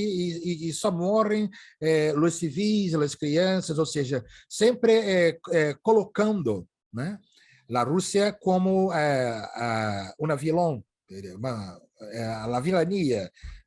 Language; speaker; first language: Portuguese; native; Portuguese